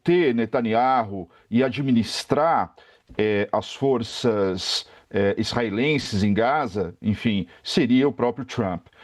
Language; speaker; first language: Portuguese; native; Portuguese